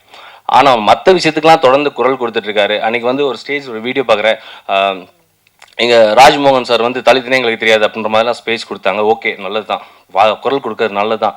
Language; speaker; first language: Tamil; native; Tamil